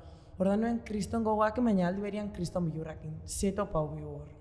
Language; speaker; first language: Basque; native; Basque